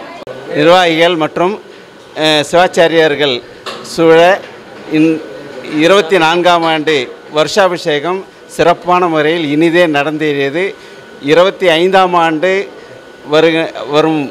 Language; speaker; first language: Tamil; native; Tamil